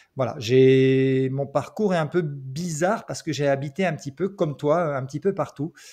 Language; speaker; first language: French; native; French